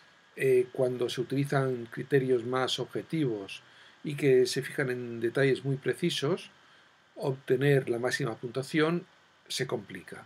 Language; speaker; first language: Spanish; native; Spanish